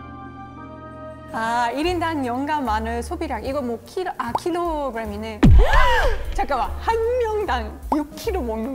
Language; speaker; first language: Korean; non-native, fluent; German